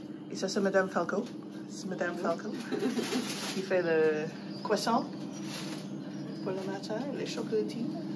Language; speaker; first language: French; non-native, learner; English